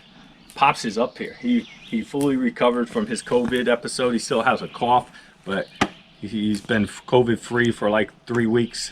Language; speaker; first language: English; native; English